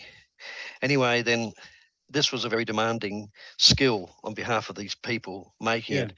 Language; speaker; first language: English; native; English